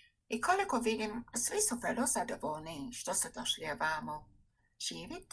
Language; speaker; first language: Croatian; non-native, fluent; English